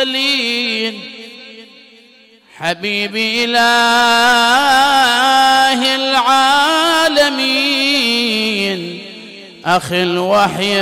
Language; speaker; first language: Arabic; native; Arabic